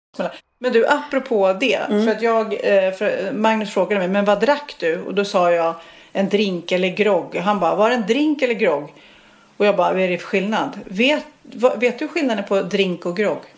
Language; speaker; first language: Swedish; native; Swedish